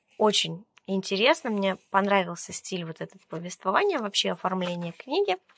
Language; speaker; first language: Russian; native; Russian